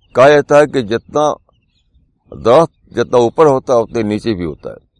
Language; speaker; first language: Urdu; native; Urdu